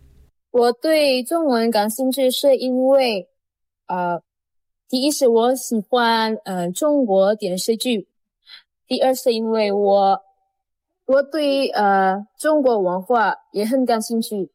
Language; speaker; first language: Chinese; non-native, fluent; Indonesian